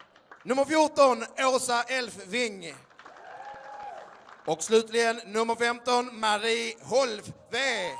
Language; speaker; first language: Swedish; native; Swedish